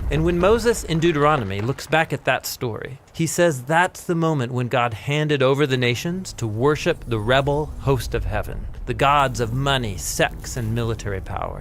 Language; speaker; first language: English; native; English